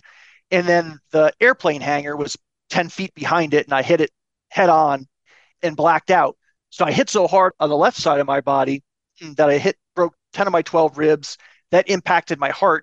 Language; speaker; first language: English; native; English